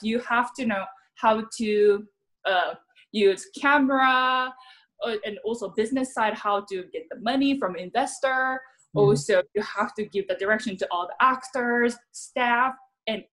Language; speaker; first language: English; non-native, fluent; Japanese